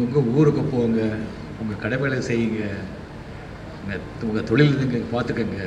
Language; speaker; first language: Tamil; non-native, fluent; Marathi